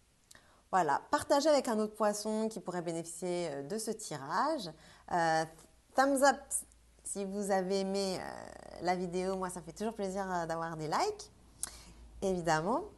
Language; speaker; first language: French; native; French